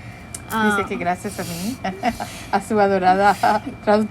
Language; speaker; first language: Spanish; early bilingual, heritage; Spanish